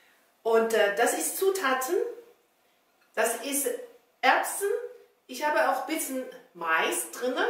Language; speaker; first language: German; non-native, learner; Chinese